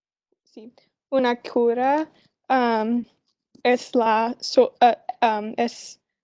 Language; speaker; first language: Spanish; non-native, learner; English